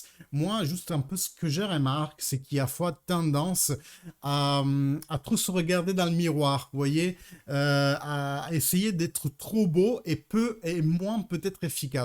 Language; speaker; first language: French; early bilingual, heritage; Italian